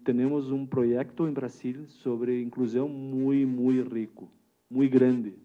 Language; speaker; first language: Spanish; non-native, learner; Portuguese